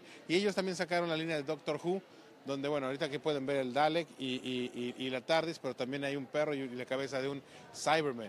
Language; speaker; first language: Spanish; native; Spanish